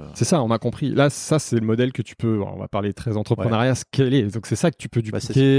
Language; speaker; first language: French; native; French